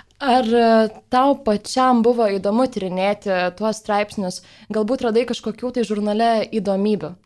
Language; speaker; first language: Lithuanian; native; Lithuanian